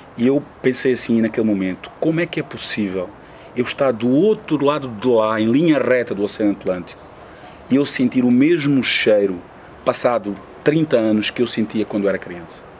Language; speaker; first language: Portuguese; native; Portuguese